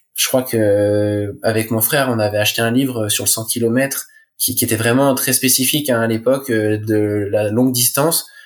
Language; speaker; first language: French; native; French